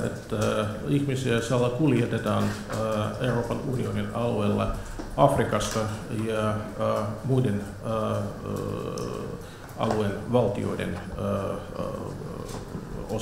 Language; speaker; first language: Finnish; non-native, fluent; Russian